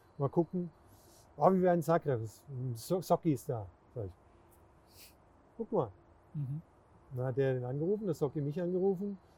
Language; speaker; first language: German; native; German